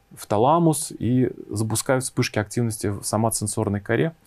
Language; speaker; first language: Russian; native; Russian